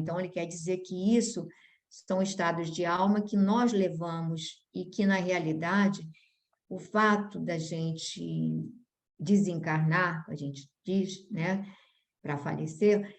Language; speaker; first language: Portuguese; native; Portuguese